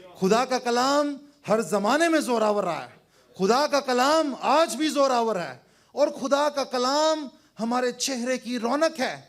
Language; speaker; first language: Urdu; non-native, local second language; Punjabi